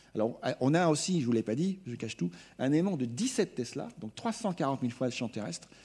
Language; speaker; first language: French; native; French